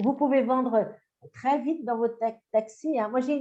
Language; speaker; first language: French; native; French